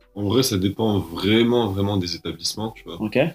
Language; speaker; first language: French; native; French